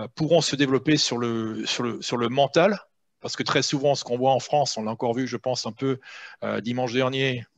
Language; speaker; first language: French; native; French